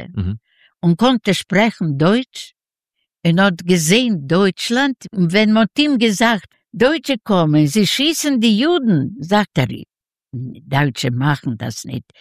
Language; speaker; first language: German; non-native, fluent; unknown